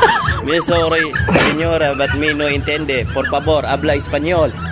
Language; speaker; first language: Spanish; non-native, learner; Cebuano